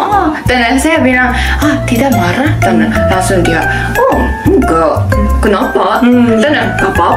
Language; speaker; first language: Indonesian; non-native, learner; Japanese